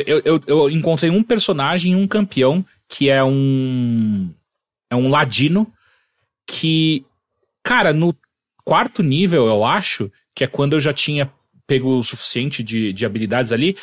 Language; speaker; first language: Portuguese; native; Portuguese